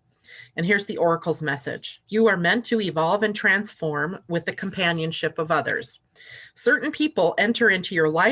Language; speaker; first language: English; native; English